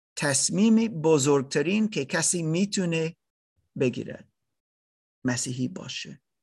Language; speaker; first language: Persian; non-native, learner; German